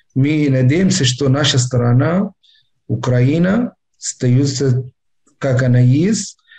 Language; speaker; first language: Russian; non-native, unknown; Arabic